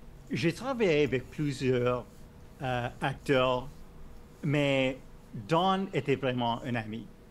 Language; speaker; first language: French; non-native, learner; English